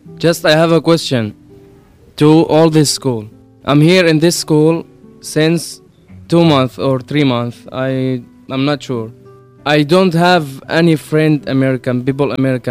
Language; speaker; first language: English; non-native, learner; Arabic